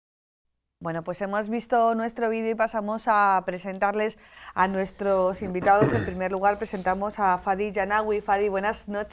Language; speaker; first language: Spanish; native; Spanish